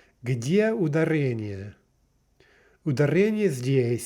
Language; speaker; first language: Russian; non-native, fluent; English